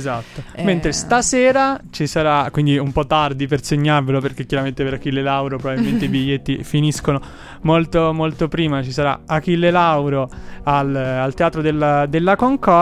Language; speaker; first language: Italian; native; Italian